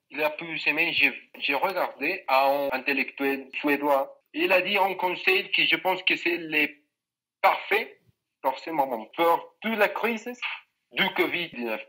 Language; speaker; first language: French; non-native, learner; Spanish